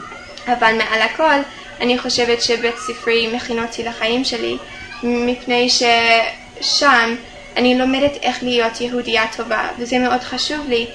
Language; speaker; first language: Hebrew; non-native, fluent; English